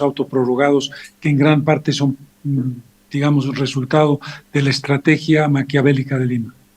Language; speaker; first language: Spanish; native; Spanish